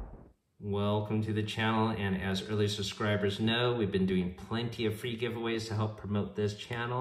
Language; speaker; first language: English; native; English